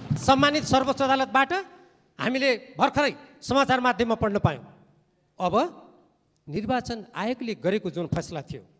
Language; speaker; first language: Nepali; native; Nepali